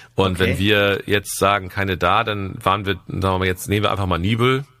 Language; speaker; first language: German; native; German